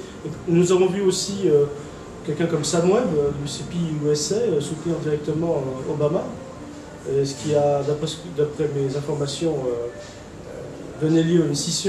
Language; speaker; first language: French; native; French